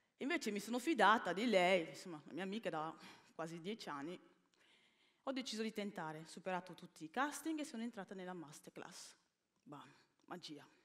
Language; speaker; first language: Italian; early bilingual, other home language; Bini